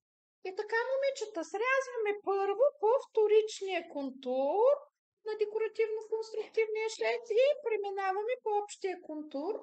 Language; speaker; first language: Bulgarian; native; Bulgarian